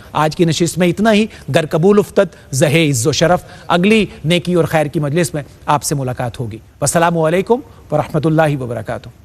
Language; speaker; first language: Urdu; non-native, local second language; Punjabi